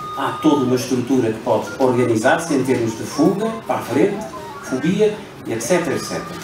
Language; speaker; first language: Portuguese; non-native, local second language; Upper Guinea Crioulo